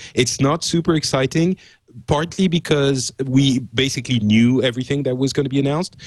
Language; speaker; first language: English; non-native, fluent; French